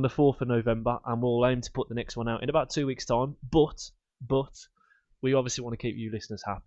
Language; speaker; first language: English; native; English